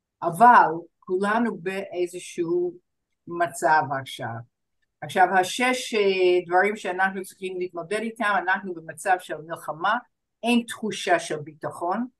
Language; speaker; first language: Hebrew; non-native, fluent; English